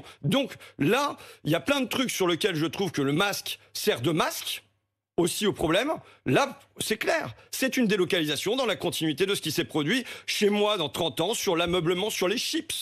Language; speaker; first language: French; native; French